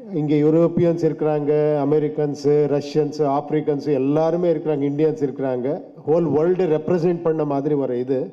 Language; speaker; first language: Tamil; non-native, fluent; Kannada